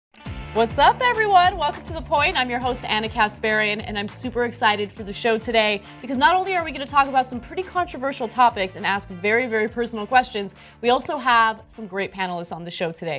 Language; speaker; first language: English; native; English